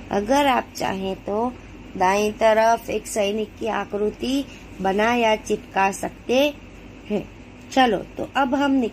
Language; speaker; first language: Hindi; non-native, local second language; Gujarati